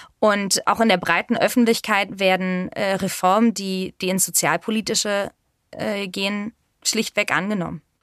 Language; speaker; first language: German; native; German